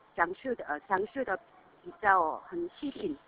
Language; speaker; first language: Chinese; non-native, learner; Korean